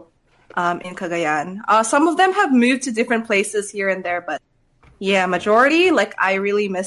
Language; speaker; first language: English; non-native, local second language; Cebuano